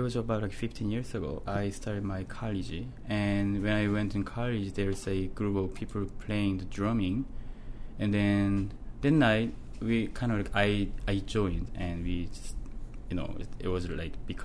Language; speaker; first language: English; non-native, fluent; Korean